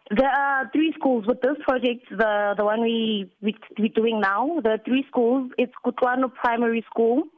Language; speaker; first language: English; non-native, local second language; Southern Sotho